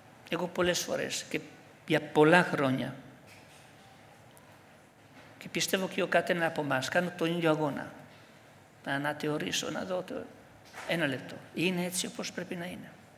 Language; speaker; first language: Greek; non-native, fluent; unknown